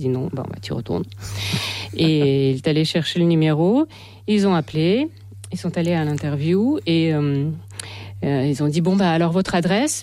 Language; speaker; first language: French; non-native, fluent; Russian